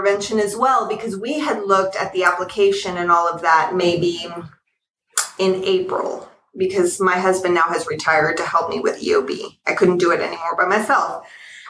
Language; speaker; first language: English; early bilingual, other home language; Spanish